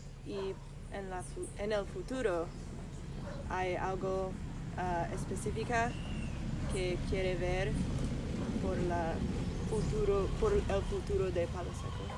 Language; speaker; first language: Spanish; non-native, learner; English